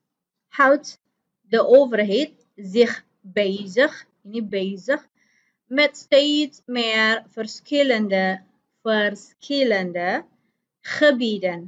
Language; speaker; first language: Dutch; non-native, fluent; Indonesian